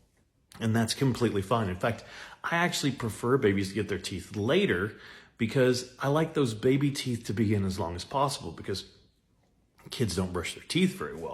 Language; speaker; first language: English; native; English